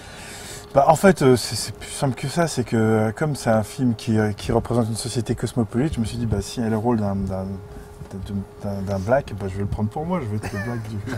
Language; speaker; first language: French; native; French